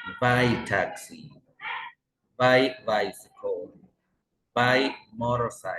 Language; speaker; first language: English; non-native, fluent; Spanish